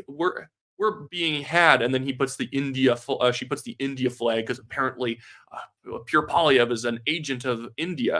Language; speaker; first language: English; native; English